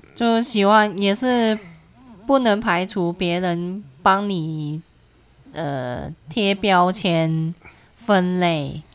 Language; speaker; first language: Chinese; native; Chinese